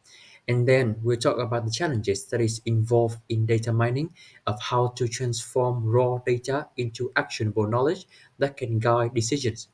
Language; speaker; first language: English; non-native, learner; Vietnamese